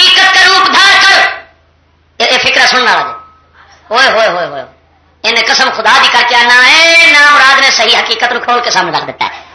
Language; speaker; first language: Urdu; non-native, local second language; Punjabi